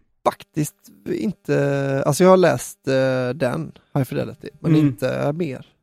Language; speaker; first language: Swedish; native; Swedish